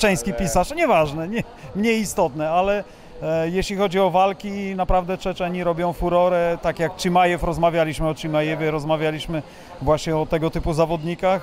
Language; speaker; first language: Polish; native; Polish